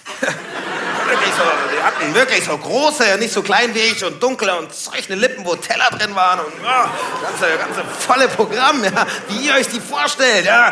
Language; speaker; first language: German; native; German